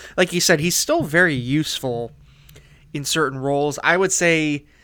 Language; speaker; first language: English; native; English